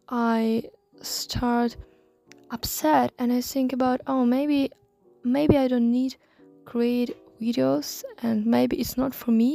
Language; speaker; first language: English; non-native, learner; Russian